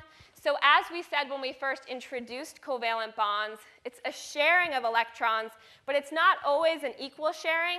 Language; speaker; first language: English; native; English